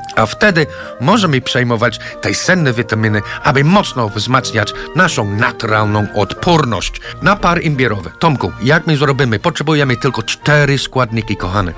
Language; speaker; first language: Polish; non-native, fluent; English